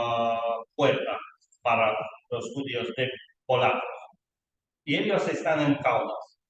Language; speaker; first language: Spanish; non-native, learner; Lithuanian